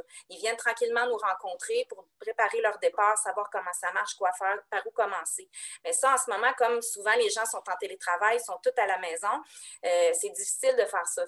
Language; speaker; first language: French; native; French